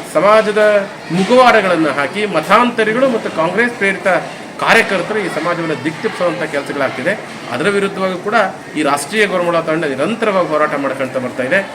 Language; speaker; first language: Kannada; non-native, local second language; Lambadi